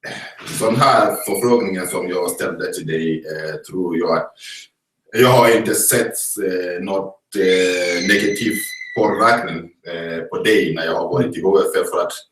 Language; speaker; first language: Swedish; non-native, fluent; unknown